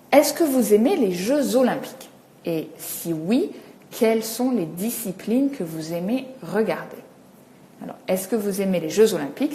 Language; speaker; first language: French; native; French